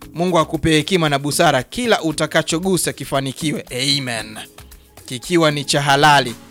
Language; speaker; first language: Swahili; native; Swahili